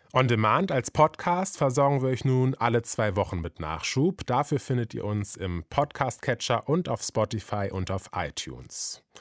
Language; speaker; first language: German; native; German